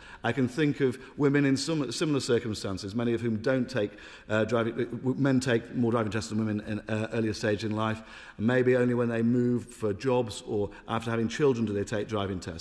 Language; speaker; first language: English; native; English